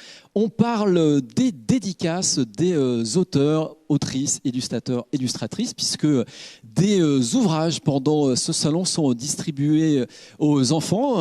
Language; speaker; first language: French; native; French